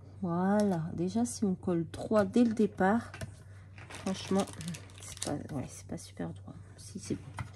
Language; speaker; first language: French; native; French